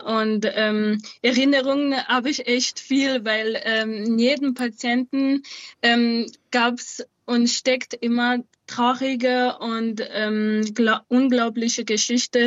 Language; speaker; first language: German; non-native, fluent; Malagasy